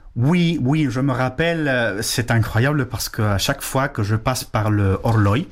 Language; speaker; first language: French; non-native, fluent; Spanish